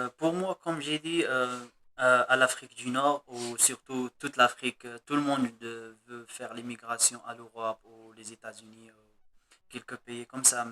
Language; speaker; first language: French; non-native, local second language; Arabic